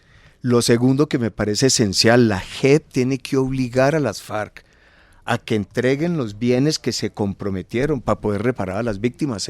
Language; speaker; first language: Spanish; native; Spanish